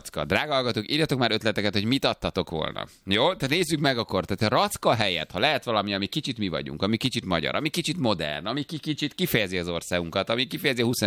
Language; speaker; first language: Hungarian; native; Hungarian